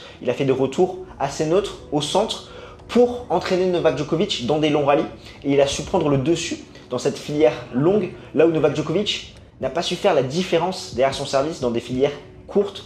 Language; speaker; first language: French; native; French